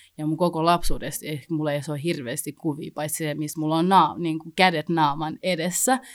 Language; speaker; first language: Finnish; early bilingual, other home language; Kinyarwanda